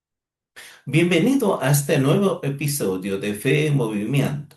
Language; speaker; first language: Spanish; native; Spanish